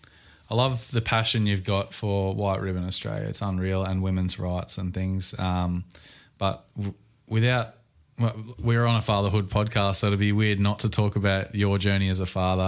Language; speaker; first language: English; native; English